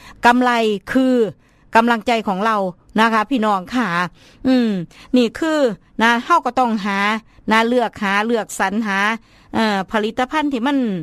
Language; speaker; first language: Thai; non-native, local second language; Northeastern Thai